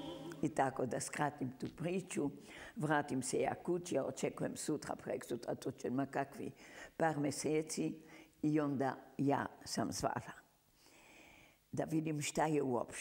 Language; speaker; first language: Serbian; early bilingual, heritage; Serbian